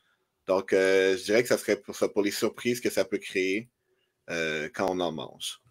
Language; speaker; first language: French; native; French